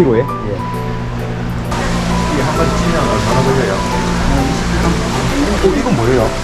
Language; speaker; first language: Korean; native; Korean